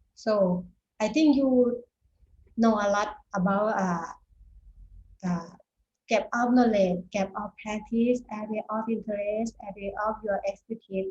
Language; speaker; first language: English; non-native, fluent; Thai